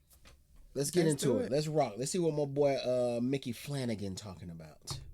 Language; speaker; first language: English; native; English